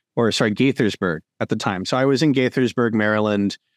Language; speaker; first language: English; native; English